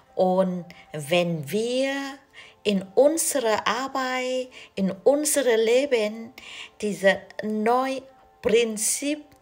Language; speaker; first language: German; non-native, learner; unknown